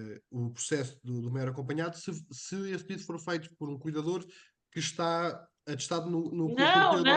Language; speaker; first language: Portuguese; native; Portuguese